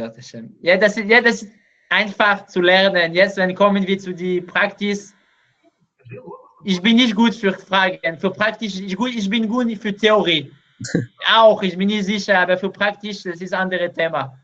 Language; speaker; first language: German; non-native, learner; Hebrew